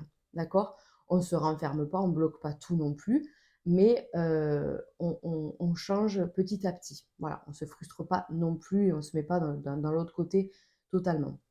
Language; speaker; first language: French; native; French